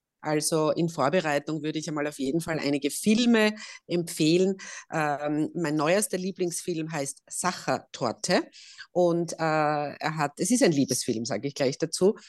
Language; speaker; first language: German; native; German